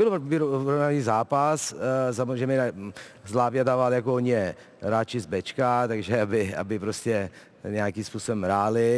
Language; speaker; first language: Czech; non-native, fluent; Italian